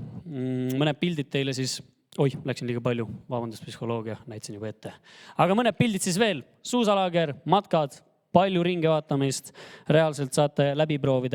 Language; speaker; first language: Estonian; native; Estonian